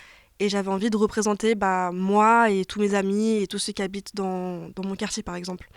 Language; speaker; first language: French; native; French